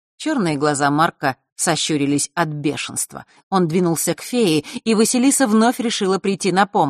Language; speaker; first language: Russian; native; Russian